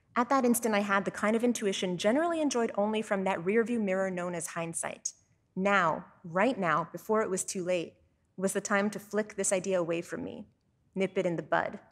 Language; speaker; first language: English; native; English